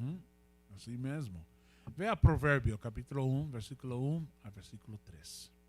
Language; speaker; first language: Portuguese; non-native, learner; Spanish